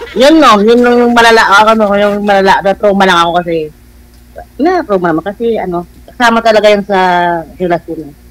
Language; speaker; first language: Filipino; native; Filipino